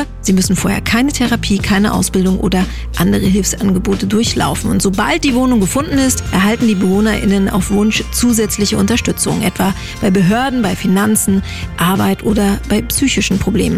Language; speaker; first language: German; native; German